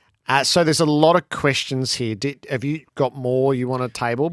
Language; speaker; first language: English; native; English